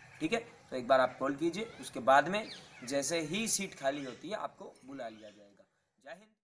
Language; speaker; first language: Hindi; native; Hindi